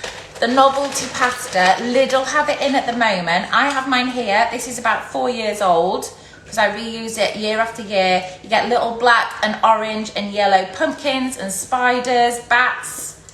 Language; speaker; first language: English; native; English